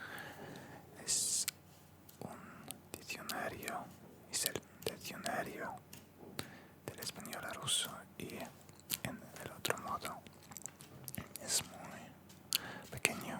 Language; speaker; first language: Spanish; non-native, learner; Russian